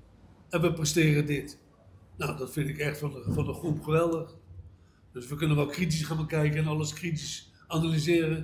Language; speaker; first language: Dutch; native; Dutch